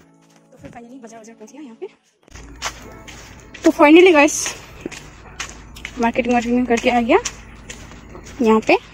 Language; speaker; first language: Hindi; non-native, local second language; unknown